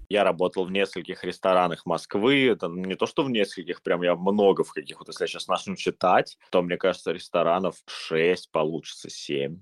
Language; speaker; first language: Russian; native; Russian